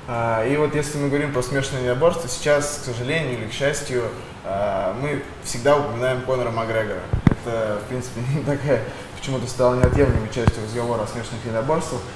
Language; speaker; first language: Russian; native; Russian